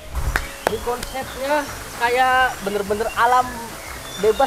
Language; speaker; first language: Indonesian; native; Indonesian